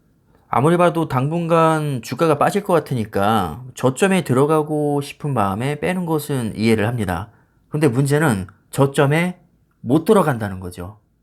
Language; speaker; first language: Korean; native; Korean